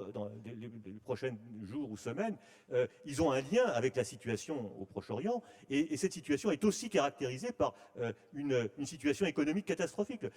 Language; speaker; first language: French; native; French